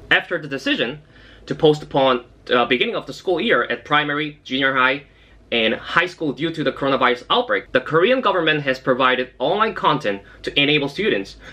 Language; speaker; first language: English; non-native, fluent; Korean